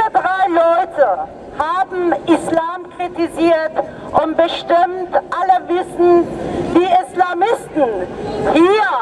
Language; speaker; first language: German; non-native, fluent; Persian